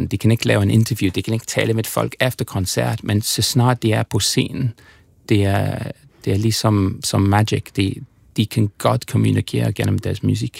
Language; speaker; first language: Danish; non-native, fluent; English